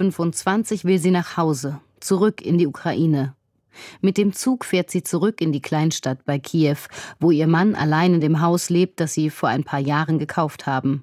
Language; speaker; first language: German; native; German